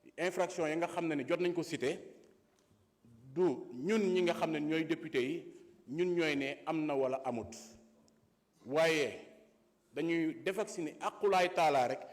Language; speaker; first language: Wolof; non-native, local second language; Fula